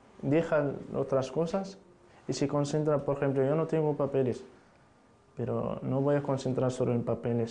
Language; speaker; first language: Spanish; non-native, learner; Arabic